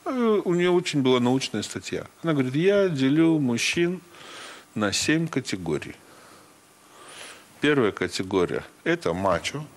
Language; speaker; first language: Russian; native; Russian